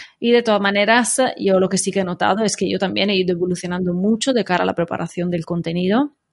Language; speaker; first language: Spanish; non-native, fluent; Italian